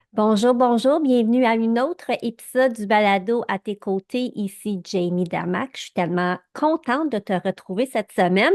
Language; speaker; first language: French; native; French